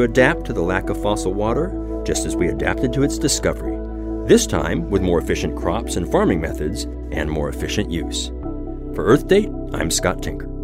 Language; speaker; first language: English; native; English